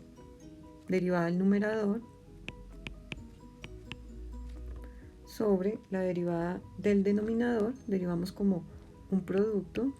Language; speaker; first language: Spanish; native; Spanish